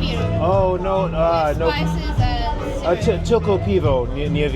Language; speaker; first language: Polish; non-native, learner; English